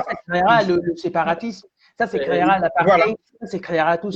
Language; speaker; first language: French; non-native, fluent; Spanish